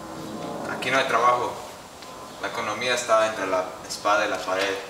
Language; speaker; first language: Spanish; non-native, learner; English